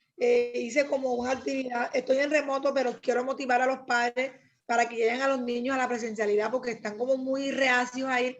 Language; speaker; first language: Spanish; native; Spanish